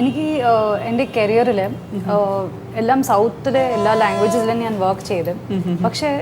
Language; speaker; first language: Malayalam; non-native, learner; Kannada